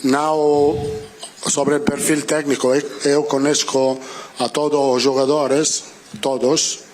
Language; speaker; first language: Portuguese; non-native, learner; Italian